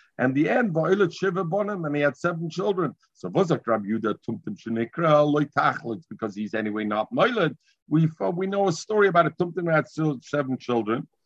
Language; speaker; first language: English; native; English